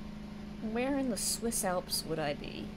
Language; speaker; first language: English; native; English